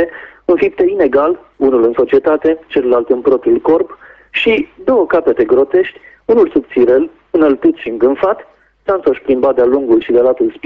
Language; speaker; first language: Romanian; native; Romanian